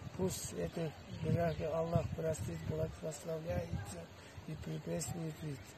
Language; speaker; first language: Russian; non-native, local second language; Uzbek